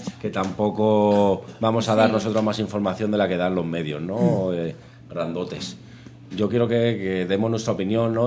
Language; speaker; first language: Spanish; native; Spanish